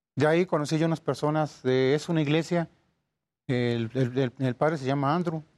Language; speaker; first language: Spanish; native; Spanish